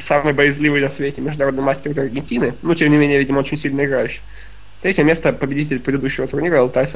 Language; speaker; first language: Russian; native; Russian